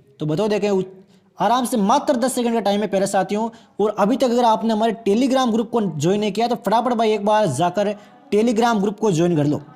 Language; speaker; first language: Hindi; native; Hindi